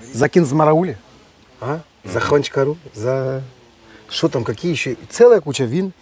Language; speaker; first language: Russian; native; Russian